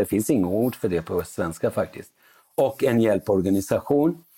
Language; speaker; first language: Swedish; early bilingual, other home language; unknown